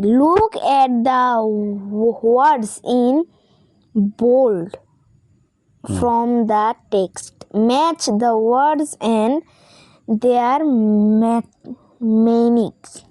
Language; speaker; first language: English; non-native, local second language; Bangla